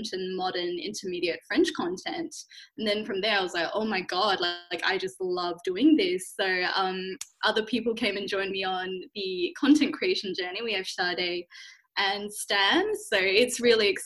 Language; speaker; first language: English; native; English